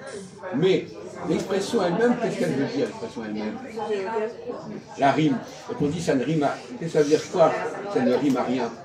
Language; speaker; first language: French; native; French